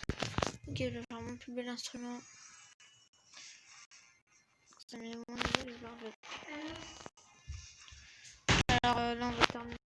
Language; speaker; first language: French; native; French